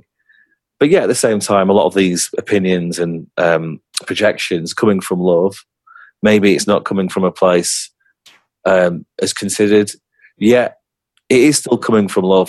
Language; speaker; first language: English; native; English